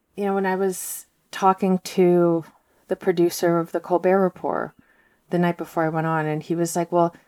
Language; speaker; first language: English; early bilingual, heritage; Russian